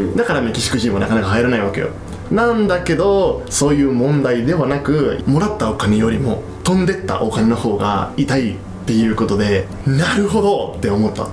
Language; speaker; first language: Japanese; non-native, fluent; Spanish